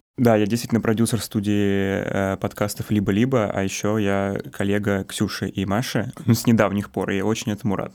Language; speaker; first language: Russian; native; Russian